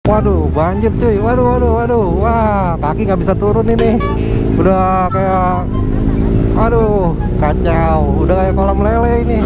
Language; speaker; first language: Indonesian; native; Indonesian